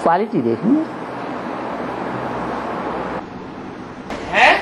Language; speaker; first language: Hindi; native; Hindi